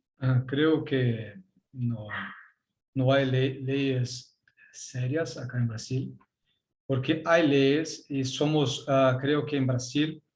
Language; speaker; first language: Spanish; non-native, learner; Portuguese